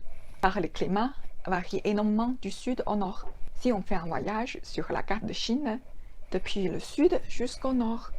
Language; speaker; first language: French; non-native, fluent; Chinese